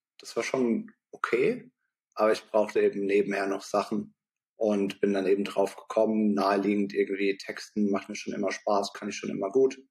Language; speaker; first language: German; native; German